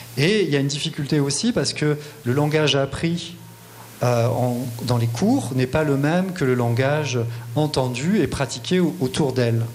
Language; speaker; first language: French; native; French